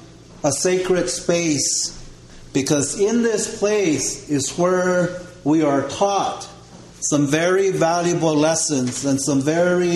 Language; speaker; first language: English; non-native, local second language; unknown